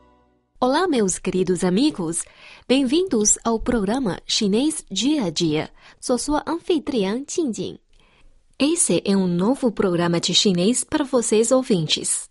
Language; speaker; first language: Portuguese; non-native, fluent; Chinese